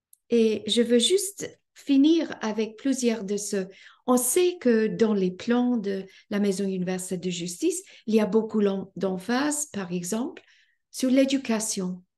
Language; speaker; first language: French; non-native, fluent; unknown